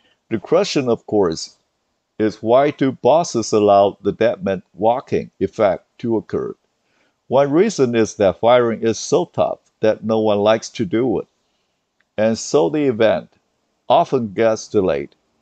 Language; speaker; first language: English; non-native, fluent; Chinese